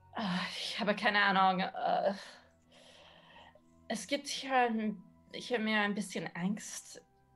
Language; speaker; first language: German; non-native, learner; English